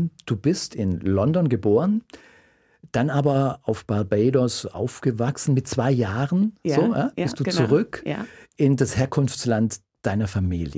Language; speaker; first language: German; native; German